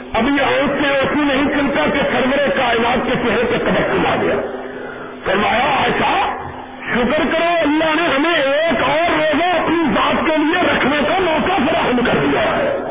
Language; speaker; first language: Urdu; non-native, local second language; Punjabi